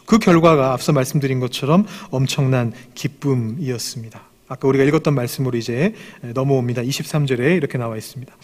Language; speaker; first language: Korean; native; Korean